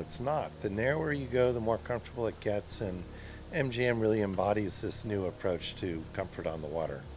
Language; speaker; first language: English; native; English